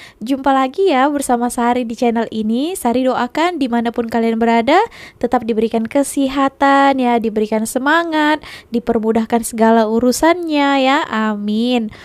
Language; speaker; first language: Indonesian; native; Indonesian